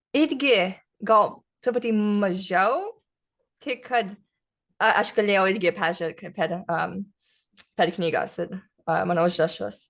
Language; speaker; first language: Lithuanian; early bilingual, heritage; English